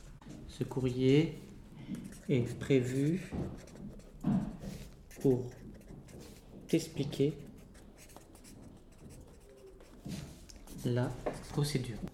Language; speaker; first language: French; native; French